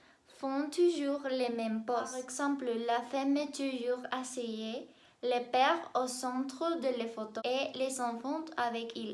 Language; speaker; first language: French; non-native, learner; Spanish